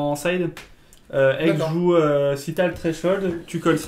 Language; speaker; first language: French; native; French